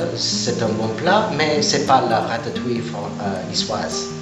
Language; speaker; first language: French; non-native, learner; English